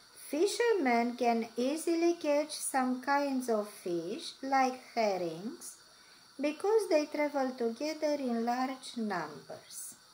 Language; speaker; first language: English; non-native, fluent; Romanian